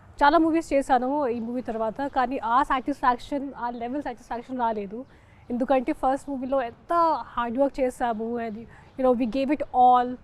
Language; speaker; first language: Telugu; non-native, local second language; Hindi